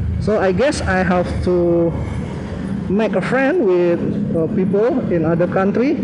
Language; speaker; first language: English; non-native, learner; Indonesian